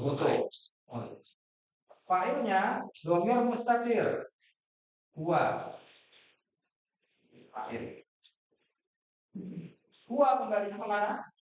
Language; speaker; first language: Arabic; non-native, fluent; Indonesian